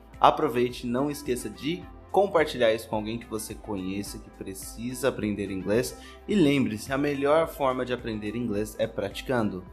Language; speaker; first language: Portuguese; native; Portuguese